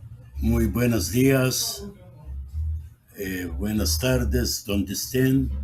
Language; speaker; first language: Spanish; non-native, fluent; Arabic